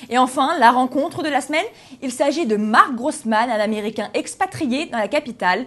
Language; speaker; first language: French; native; French